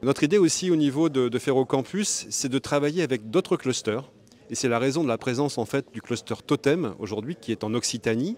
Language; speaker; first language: French; native; French